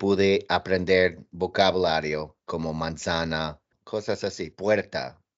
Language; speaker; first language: Spanish; non-native, learner; English